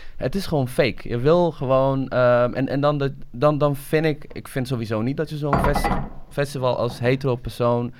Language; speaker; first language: Dutch; early bilingual, other home language; Somali